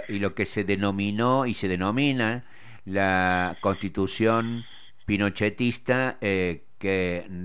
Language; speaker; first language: Spanish; native; Spanish